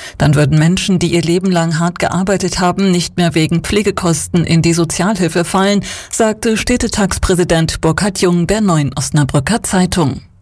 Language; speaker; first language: German; native; German